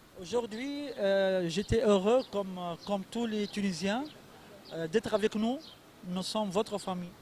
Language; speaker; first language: French; non-native, local second language; Arabic